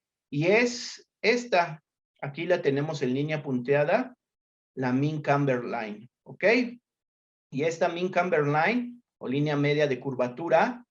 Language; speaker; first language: Spanish; native; Spanish